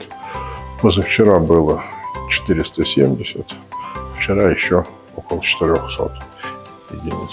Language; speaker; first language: Russian; native; Russian